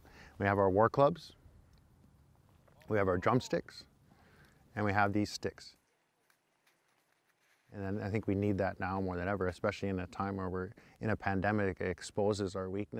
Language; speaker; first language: English; native; English